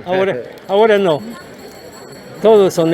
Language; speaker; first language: Spanish; non-native, learner; English